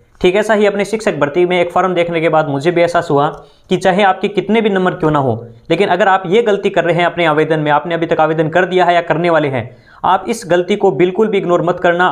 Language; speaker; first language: Hindi; native; Hindi